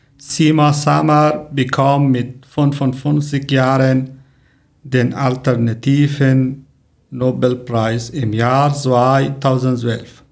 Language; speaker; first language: German; non-native, learner; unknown